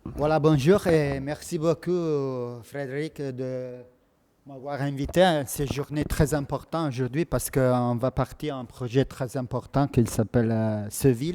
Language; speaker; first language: French; non-native, fluent; Italian